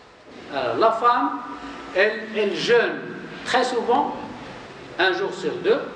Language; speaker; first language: French; non-native, local second language; Arabic